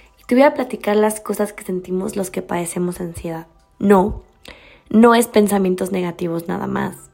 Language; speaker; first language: Spanish; native; Spanish